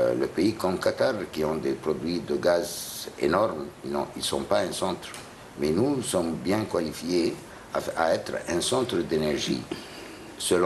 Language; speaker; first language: French; non-native, fluent; Arabic